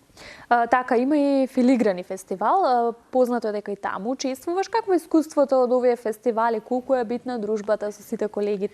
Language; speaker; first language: Macedonian; native; Macedonian